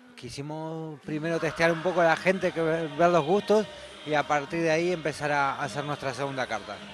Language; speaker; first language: Spanish; native; Spanish